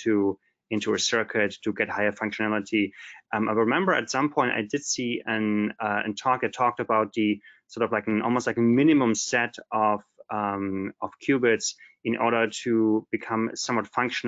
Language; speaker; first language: English; non-native, fluent; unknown